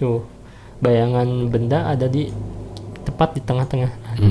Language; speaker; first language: Indonesian; native; Indonesian